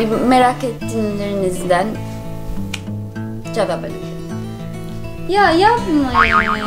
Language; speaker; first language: Turkish; non-native, learner; English